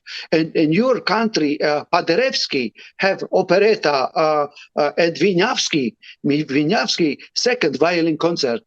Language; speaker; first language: English; non-native, learner; Romany